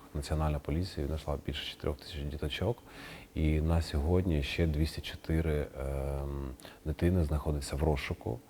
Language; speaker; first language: Ukrainian; native; Ukrainian